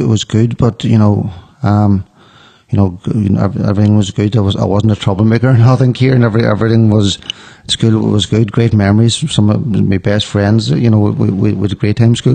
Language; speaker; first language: English; native; English